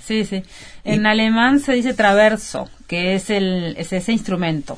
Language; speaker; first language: Spanish; native; Spanish